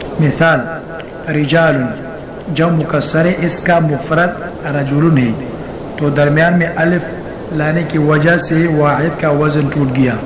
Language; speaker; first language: Urdu; non-native, local second language; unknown